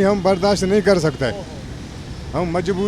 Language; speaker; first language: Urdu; non-native, local second language; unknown